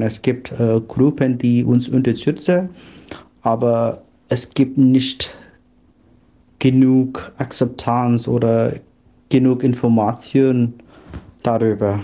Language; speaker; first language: German; non-native, learner; Malayalam